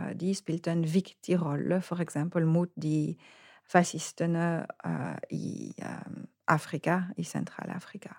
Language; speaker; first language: Norwegian; non-native, fluent; French